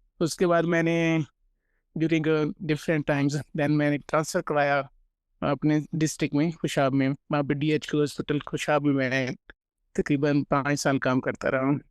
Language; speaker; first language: Urdu; non-native, local second language; Punjabi